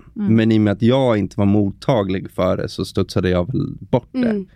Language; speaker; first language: Swedish; native; Swedish